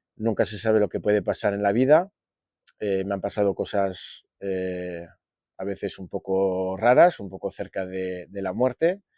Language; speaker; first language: Spanish; native; Spanish